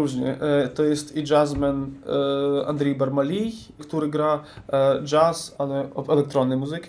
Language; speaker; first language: Polish; non-native, learner; Ukrainian